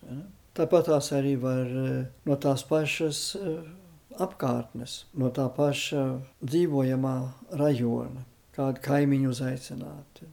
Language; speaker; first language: Latvian; early bilingual, heritage; Latvian